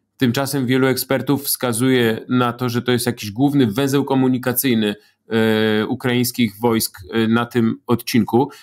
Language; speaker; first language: Polish; native; Polish